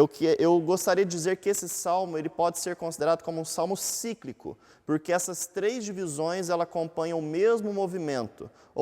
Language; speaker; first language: Portuguese; native; Portuguese